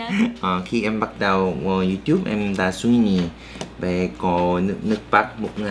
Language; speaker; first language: Vietnamese; non-native, learner; Korean